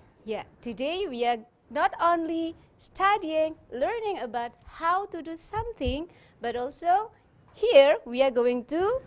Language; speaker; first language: English; non-native, fluent; Indonesian